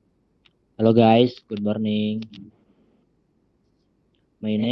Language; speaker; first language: English; non-native, learner; Indonesian